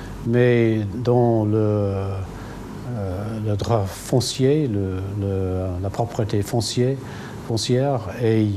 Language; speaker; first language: French; non-native, local second language; English